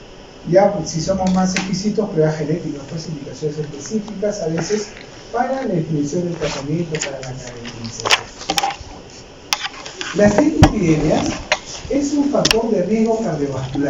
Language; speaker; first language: Spanish; native; Spanish